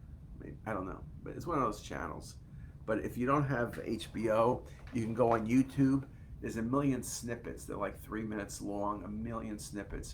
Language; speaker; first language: English; native; English